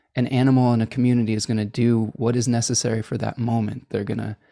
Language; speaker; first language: English; native; English